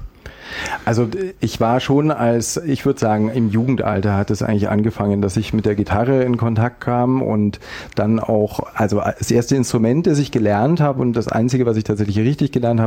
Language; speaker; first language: German; native; German